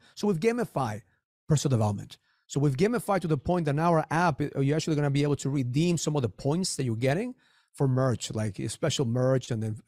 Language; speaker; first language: English; early bilingual, other home language; Spanish